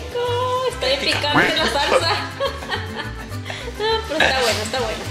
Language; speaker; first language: Spanish; native; Spanish